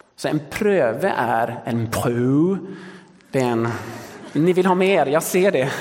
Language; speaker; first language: Swedish; early bilingual, other home language; Danish